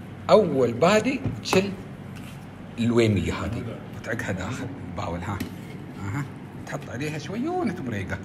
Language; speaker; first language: Arabic; native; Arabic